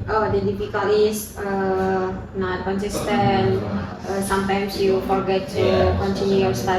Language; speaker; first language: English; non-native, learner; Indonesian